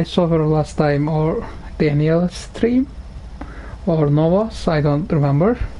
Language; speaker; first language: English; non-native, fluent; Turkish